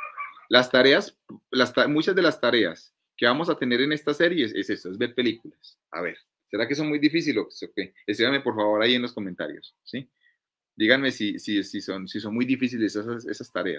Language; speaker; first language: Spanish; native; Spanish